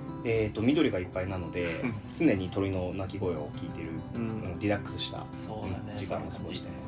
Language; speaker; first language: Japanese; native; Japanese